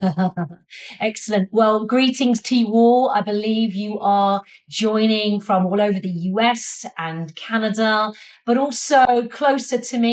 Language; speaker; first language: English; native; English